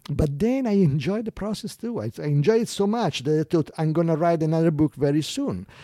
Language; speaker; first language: English; non-native, fluent; Italian